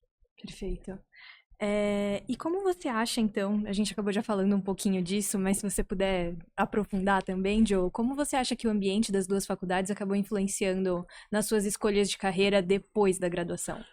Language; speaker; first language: Portuguese; native; Portuguese